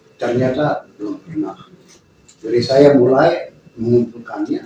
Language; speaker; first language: Indonesian; non-native, fluent; German